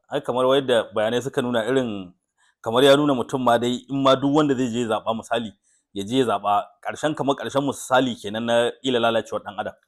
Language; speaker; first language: Hausa; native; Hausa